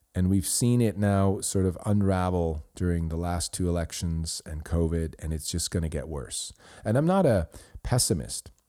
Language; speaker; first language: English; non-native, fluent; Swiss German